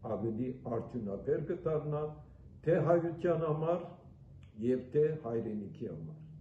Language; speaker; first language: Armenian; early bilingual, heritage; Armenian